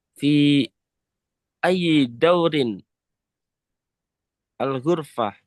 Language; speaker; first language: Arabic; non-native, learner; Indonesian